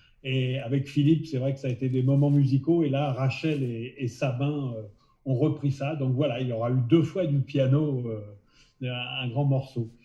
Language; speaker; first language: French; native; French